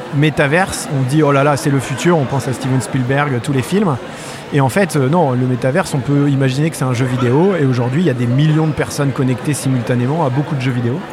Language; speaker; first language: French; non-native, fluent; English